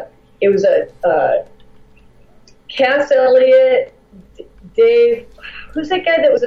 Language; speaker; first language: English; native; English